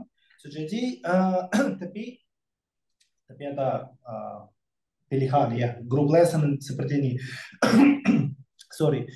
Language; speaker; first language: Indonesian; non-native, fluent; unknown